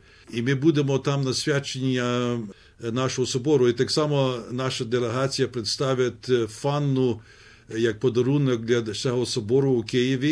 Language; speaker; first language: Ukrainian; early bilingual, heritage; Ukrainian